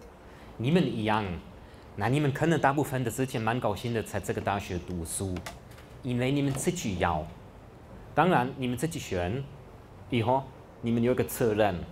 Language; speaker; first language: Chinese; non-native, fluent; German